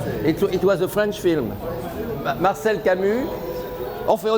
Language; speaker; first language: English; non-native, fluent; French